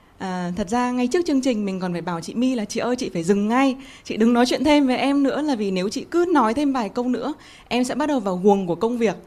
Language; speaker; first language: Vietnamese; native; Vietnamese